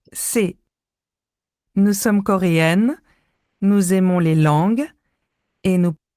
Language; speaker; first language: French; non-native, learner; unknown